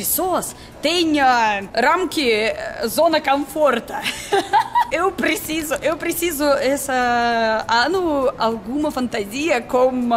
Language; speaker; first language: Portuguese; non-native, learner; Russian